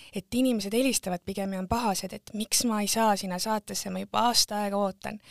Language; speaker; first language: Estonian; native; Estonian